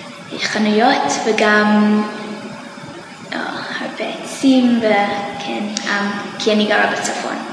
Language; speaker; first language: Hebrew; non-native, learner; English